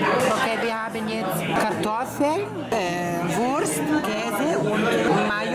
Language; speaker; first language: German; early bilingual, other home language; Spanish